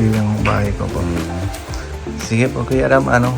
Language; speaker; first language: Filipino; non-native, learner; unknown